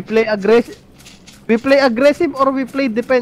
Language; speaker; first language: English; non-native, local second language; Filipino